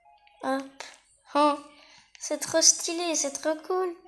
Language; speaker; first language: French; native; French